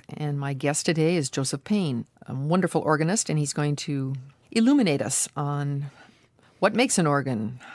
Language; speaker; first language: English; native; English